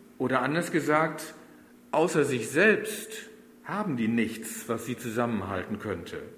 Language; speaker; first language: German; native; German